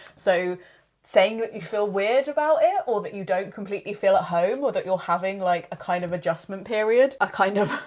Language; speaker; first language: English; native; English